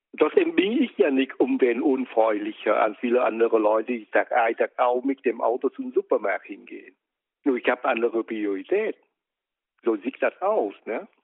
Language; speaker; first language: German; non-native, fluent; Vietnamese